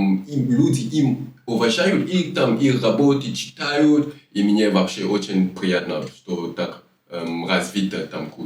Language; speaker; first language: Russian; non-native, learner; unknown